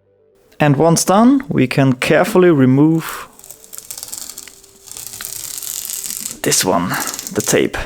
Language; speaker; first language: English; non-native, fluent; German